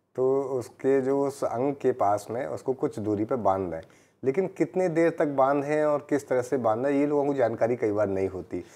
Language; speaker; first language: Hindi; native; Hindi